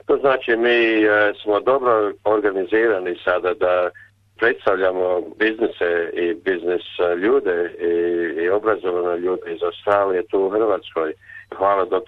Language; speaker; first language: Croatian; early bilingual, heritage; Croatian